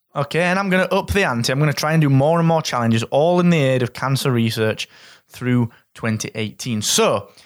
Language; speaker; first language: English; native; English